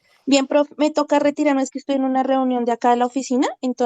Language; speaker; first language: Spanish; native; Spanish